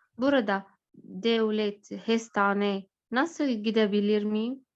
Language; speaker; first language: Turkish; non-native, learner; Arabic